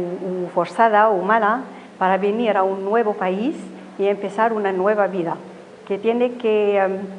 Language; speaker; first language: Spanish; non-native, learner; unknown